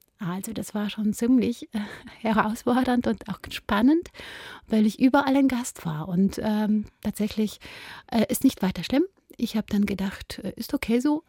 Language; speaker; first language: German; non-native, fluent; Russian